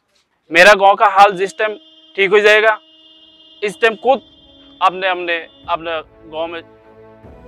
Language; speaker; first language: Hindi; non-native, learner; Rohingya